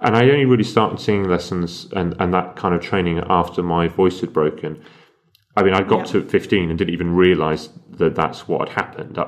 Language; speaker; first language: English; native; English